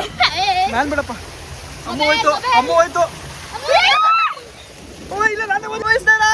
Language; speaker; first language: Kannada; native; Kannada